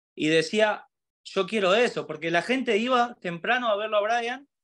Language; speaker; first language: Spanish; native; Spanish